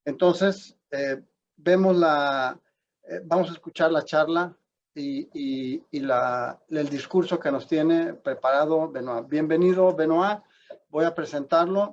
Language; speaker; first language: Spanish; native; Spanish